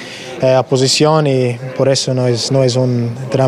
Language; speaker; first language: Spanish; non-native, learner; English